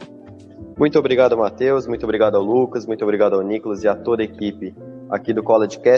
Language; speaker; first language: Portuguese; native; Portuguese